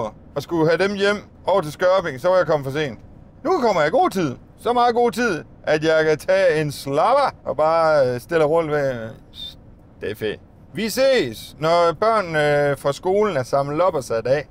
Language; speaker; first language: Danish; native; Danish